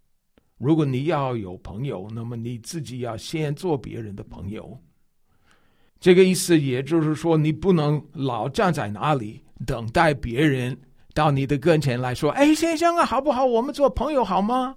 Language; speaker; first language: Chinese; non-native, fluent; English